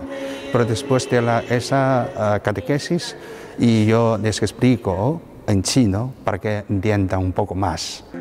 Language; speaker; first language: Spanish; non-native, fluent; Chinese